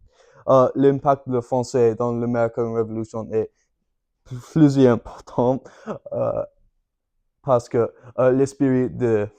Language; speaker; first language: French; non-native, learner; English